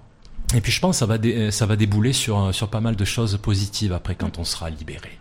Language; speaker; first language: French; native; French